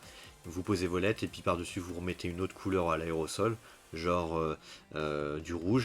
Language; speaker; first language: French; native; French